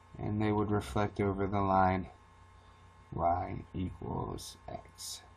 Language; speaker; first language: English; native; English